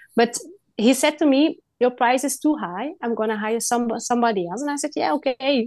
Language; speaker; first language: English; non-native, learner; Dutch